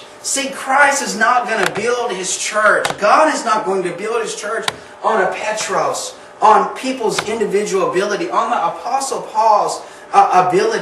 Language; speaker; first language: English; native; English